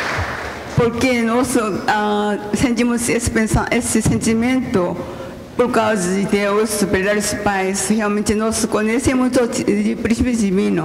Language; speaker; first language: Portuguese; non-native, learner; Korean